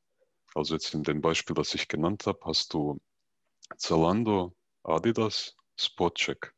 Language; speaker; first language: German; native; German